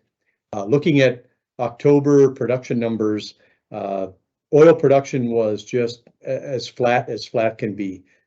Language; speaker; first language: English; native; English